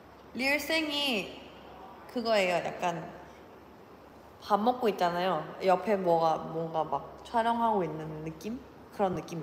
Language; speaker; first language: Korean; non-native, fluent; Thai